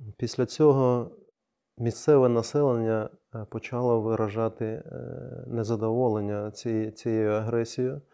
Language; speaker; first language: Ukrainian; non-native, local second language; Crimean Tatar